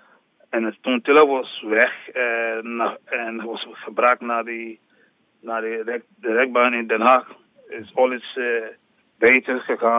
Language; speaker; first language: Dutch; non-native, learner; English